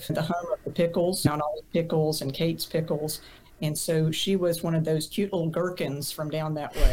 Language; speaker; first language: English; native; English